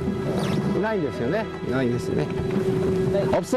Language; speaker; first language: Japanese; non-native, fluent; Korean